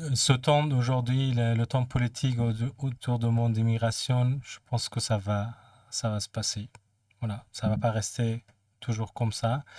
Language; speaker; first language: French; non-native, fluent; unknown